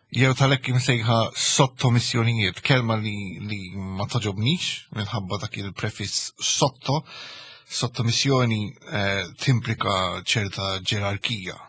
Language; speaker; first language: Maltese; early bilingual, heritage; Maltese